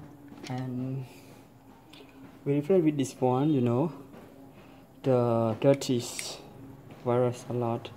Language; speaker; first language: English; non-native, learner; Khmer